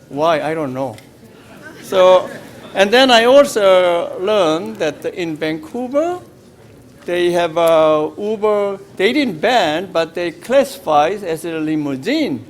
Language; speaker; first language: English; non-native, fluent; Korean